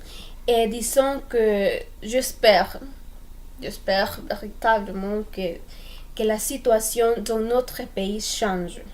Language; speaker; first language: French; non-native, learner; Spanish